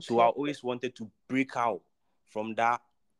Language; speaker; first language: English; non-native, local second language; Akan